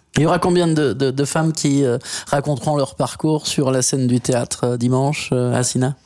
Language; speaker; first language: French; native; French